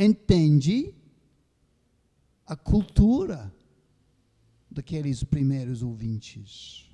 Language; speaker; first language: Portuguese; non-native, fluent; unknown